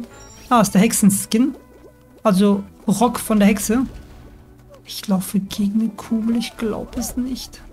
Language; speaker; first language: German; native; German